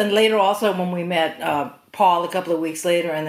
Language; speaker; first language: English; native; English